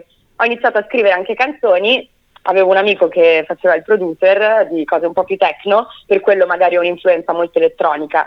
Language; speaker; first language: Italian; native; Italian